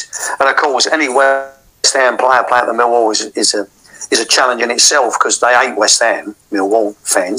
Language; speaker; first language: English; native; English